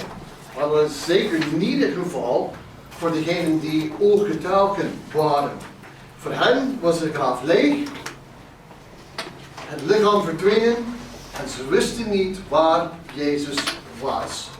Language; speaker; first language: Dutch; non-native, fluent; English